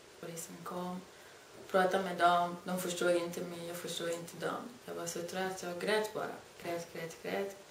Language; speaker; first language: Swedish; non-native, fluent; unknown